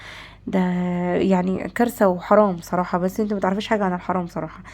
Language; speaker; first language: Arabic; native; Arabic